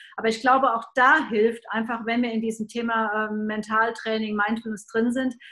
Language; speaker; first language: German; native; German